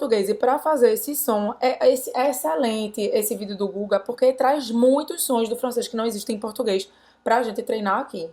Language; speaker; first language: Portuguese; native; Portuguese